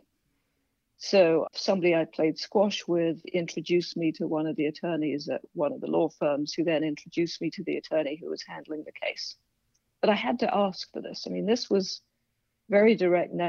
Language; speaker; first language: English; native; English